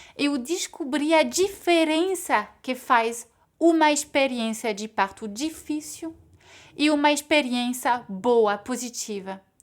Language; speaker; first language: Portuguese; non-native, fluent; French